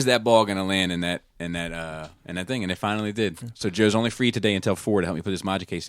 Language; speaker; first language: English; native; English